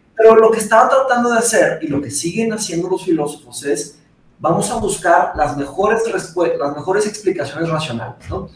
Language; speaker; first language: Spanish; early bilingual, other home language; Portuguese